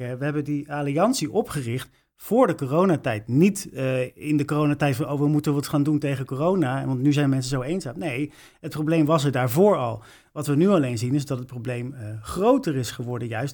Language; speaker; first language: Dutch; native; Dutch